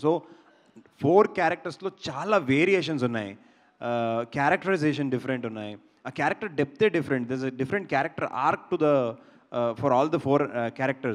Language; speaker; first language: Telugu; non-native, local second language; Kannada